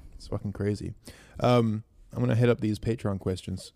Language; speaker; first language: English; native; English